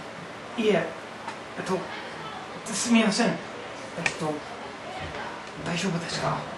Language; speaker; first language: Japanese; non-native, learner; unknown